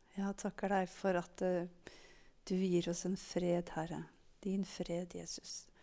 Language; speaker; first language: Norwegian; native; Norwegian